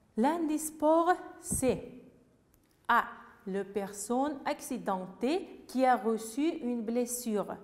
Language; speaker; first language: French; non-native, fluent; Uzbek